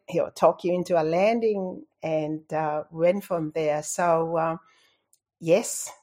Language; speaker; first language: English; non-native, fluent; Tongan